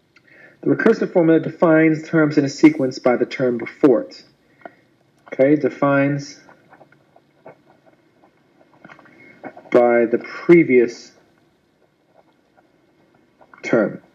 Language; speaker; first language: English; native; English